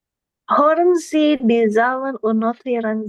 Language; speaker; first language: German; non-native, learner; Indonesian